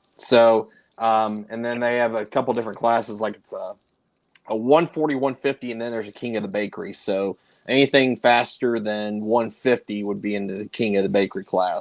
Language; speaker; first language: English; native; English